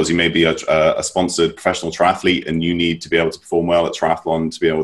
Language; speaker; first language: English; native; English